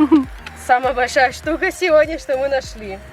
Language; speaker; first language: Russian; early bilingual, heritage; Russian